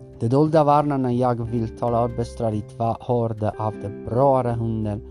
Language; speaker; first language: Swedish; non-native, learner; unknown